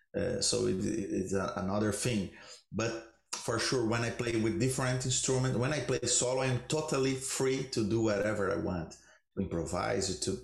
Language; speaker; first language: English; non-native, learner; Portuguese